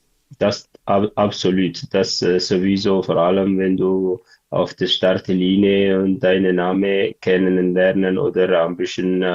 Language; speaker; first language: German; non-native, learner; Tigrinya